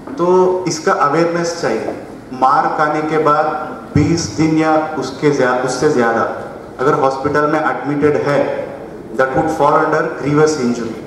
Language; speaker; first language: Hindi; non-native, local second language; Kannada